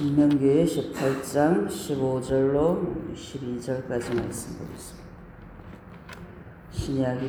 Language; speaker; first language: Korean; native; Korean